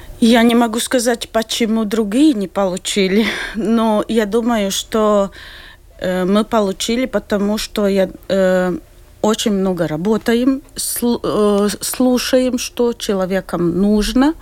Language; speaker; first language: Russian; non-native, local second language; Latvian